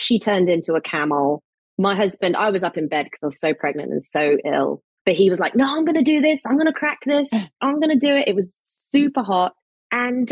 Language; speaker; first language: English; native; English